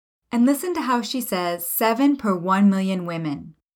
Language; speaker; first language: English; native; English